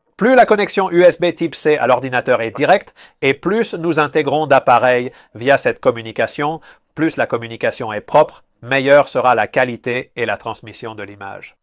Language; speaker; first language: French; non-native, fluent; Spanish